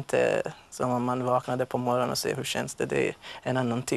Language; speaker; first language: Swedish; non-native, fluent; Maltese